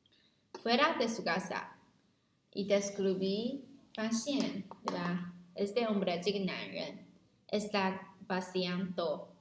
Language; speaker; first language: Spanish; non-native, learner; Chinese